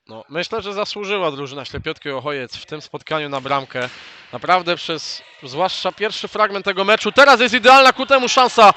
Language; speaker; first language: Polish; native; Polish